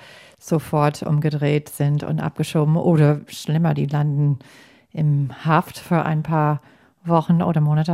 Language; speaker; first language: German; non-native, fluent; English